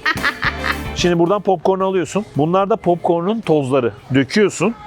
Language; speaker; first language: Turkish; native; Turkish